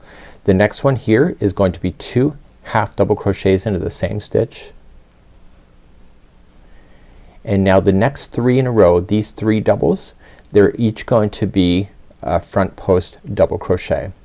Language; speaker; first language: English; native; English